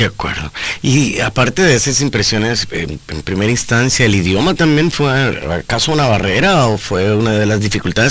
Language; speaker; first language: Spanish; native; Spanish